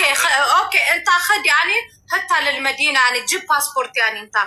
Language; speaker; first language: Arabic; non-native, learner; Amharic